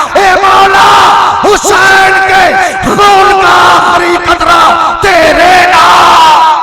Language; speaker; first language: Hindi; non-native, local second language; Urdu